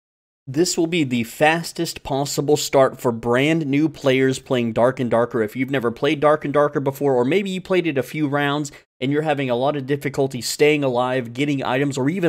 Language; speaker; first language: English; native; English